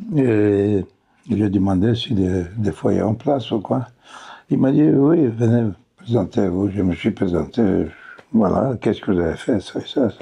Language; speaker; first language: French; non-native, fluent; Bulgarian